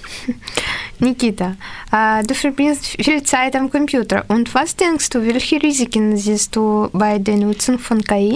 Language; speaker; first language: German; non-native, fluent; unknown